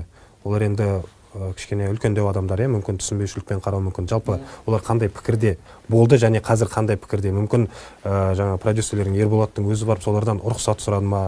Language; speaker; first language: Kazakh; native; Kazakh